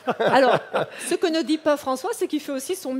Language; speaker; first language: French; native; French